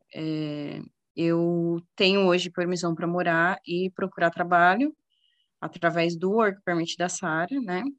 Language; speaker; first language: Portuguese; native; Portuguese